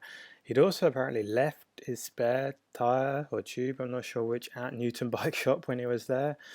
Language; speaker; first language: English; native; English